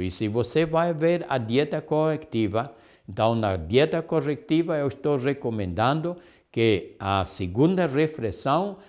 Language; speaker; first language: Portuguese; non-native, fluent; German